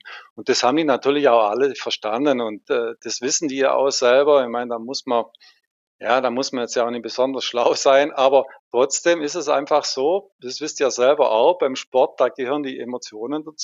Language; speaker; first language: German; native; German